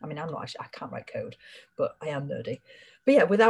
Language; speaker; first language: English; native; English